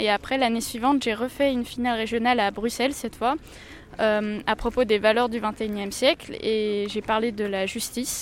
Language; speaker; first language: French; early bilingual, heritage; French